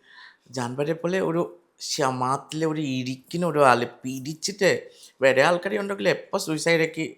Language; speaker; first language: Malayalam; non-native, learner; Assamese